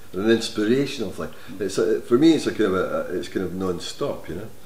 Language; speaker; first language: English; native; English